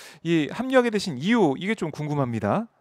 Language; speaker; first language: Korean; native; Korean